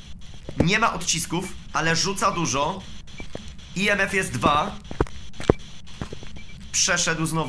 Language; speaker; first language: Polish; native; Polish